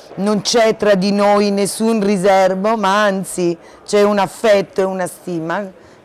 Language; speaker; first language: Italian; native; Italian